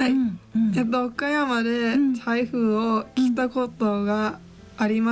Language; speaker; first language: Japanese; non-native, learner; English